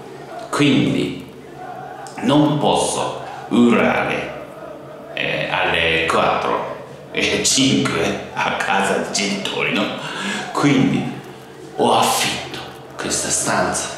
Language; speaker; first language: Italian; non-native, fluent; Japanese